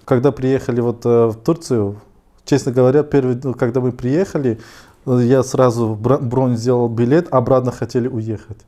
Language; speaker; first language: Russian; non-native, fluent; Tajik